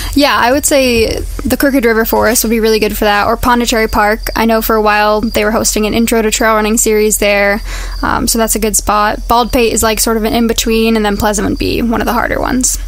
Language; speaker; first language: English; native; English